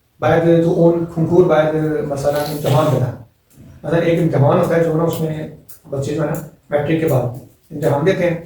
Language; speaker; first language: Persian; non-native, fluent; Urdu